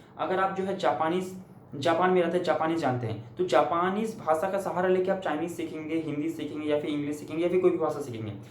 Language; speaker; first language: Hindi; native; Hindi